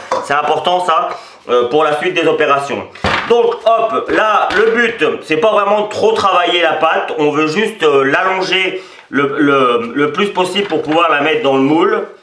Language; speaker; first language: French; native; French